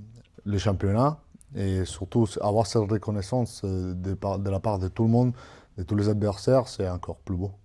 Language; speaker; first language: French; non-native, fluent; Spanish